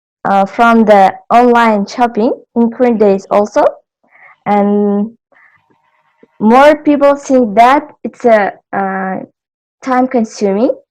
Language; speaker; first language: English; non-native, learner; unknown